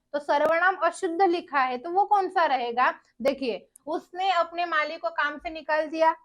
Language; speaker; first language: Hindi; non-native, local second language; Marathi